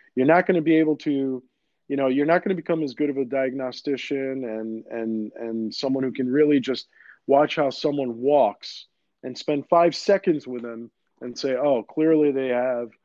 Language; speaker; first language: English; early bilingual, other home language; Greek